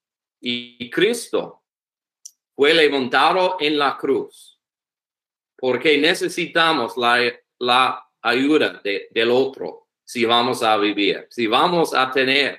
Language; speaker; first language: Spanish; non-native, learner; English